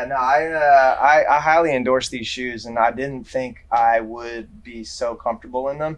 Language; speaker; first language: English; native; English